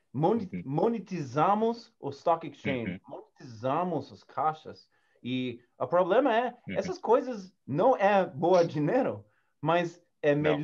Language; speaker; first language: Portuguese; non-native, learner; English